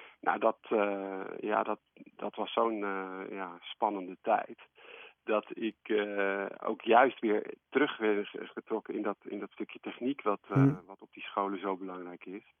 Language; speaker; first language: Dutch; native; Dutch